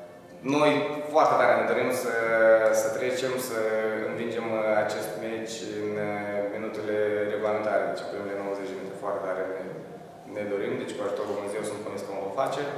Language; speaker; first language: Romanian; native; Romanian